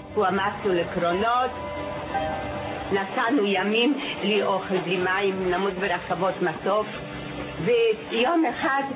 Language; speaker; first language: Hebrew; non-native, fluent; Polish